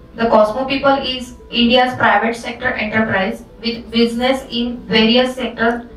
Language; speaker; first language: English; non-native, local second language; Marathi